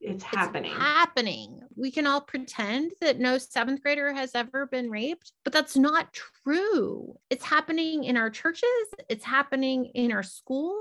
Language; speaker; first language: English; native; English